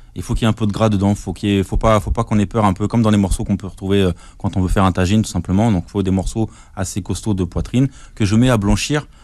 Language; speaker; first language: French; native; French